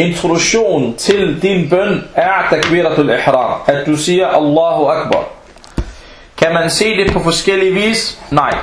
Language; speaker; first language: Danish; non-native, fluent; Arabic